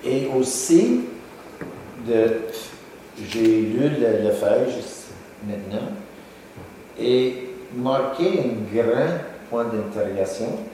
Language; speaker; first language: French; non-native, local second language; English